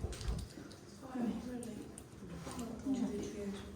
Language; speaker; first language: Korean; native; Korean